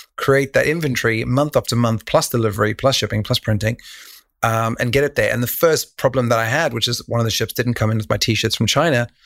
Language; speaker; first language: English; native; English